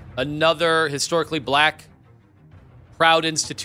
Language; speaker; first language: English; native; English